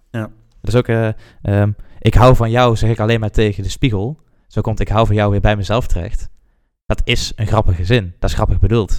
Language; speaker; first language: Dutch; native; Dutch